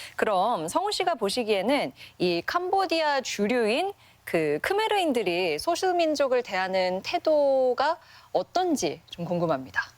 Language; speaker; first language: Korean; native; Korean